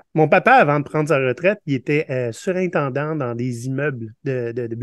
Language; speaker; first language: French; native; French